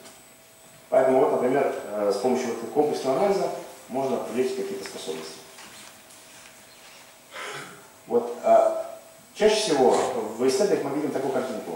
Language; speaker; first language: Russian; native; Russian